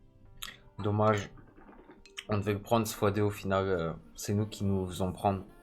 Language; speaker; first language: French; native; French